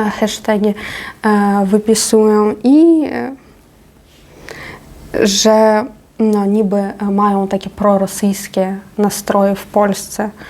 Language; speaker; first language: Polish; non-native, fluent; Ukrainian